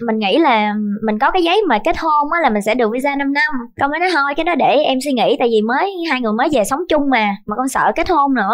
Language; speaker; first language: Vietnamese; native; Vietnamese